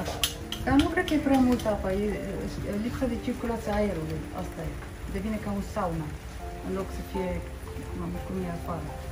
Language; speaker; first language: Romanian; non-native, learner; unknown